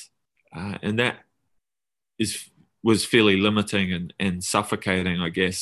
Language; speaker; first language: English; native; English